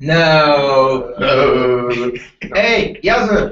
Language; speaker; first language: English; non-native, learner; Japanese